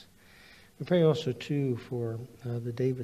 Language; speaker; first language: English; native; English